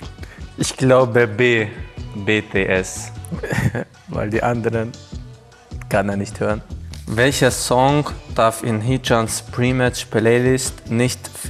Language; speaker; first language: German; non-native, fluent; Hungarian